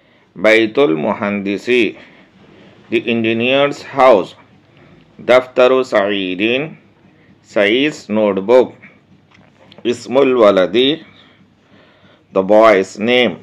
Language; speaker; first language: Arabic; non-native, fluent; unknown